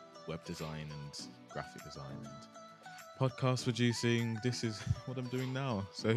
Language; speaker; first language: English; non-native, local second language; Yoruba